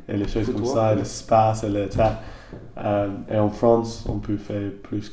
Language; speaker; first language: French; non-native, learner; English